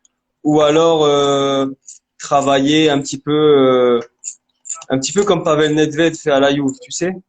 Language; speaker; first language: French; native; French